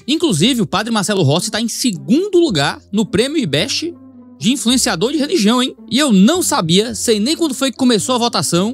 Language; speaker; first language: Portuguese; native; Portuguese